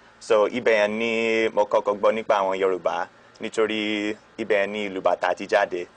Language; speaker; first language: Yoruba; non-native, fluent; English